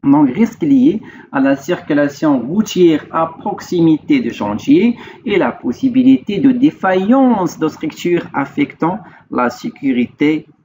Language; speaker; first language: French; non-native, local second language; Arabic